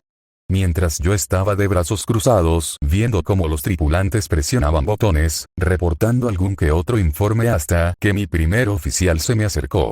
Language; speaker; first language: Spanish; native; Spanish